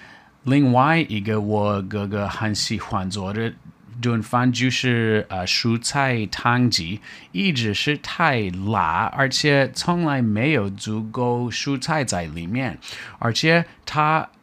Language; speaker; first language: Chinese; non-native, fluent; English